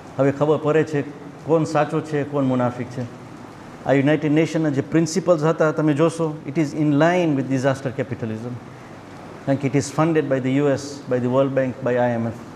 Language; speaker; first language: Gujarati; early bilingual, heritage; Gujarati